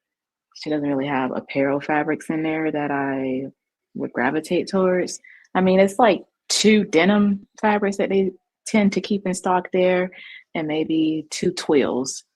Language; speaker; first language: English; native; English